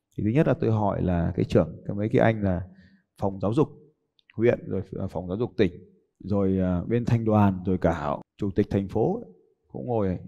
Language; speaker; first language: Vietnamese; native; Vietnamese